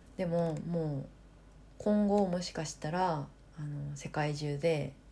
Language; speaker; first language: Japanese; native; Japanese